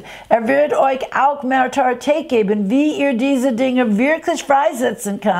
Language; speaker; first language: German; non-native, fluent; English